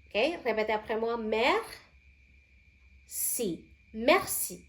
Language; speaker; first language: French; non-native, fluent; Indonesian